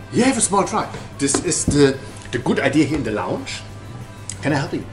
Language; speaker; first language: English; non-native, learner; German